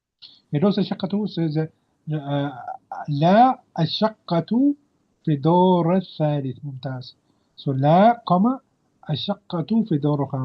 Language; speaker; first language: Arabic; non-native, fluent; English